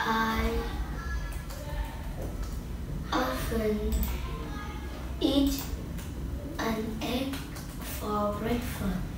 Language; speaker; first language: English; non-native, learner; Vietnamese